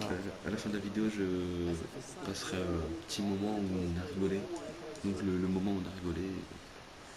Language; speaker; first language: French; native; French